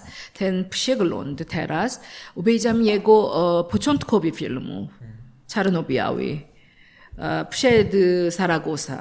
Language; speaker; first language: Polish; non-native, learner; Korean